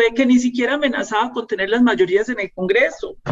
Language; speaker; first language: Spanish; native; Spanish